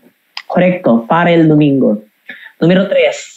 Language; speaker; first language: Spanish; non-native, fluent; Filipino